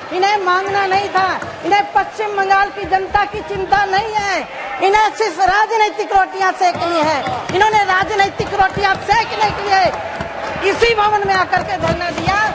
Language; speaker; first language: Hindi; native; Hindi